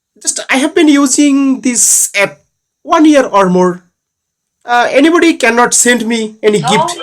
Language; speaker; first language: English; non-native, learner; Bangla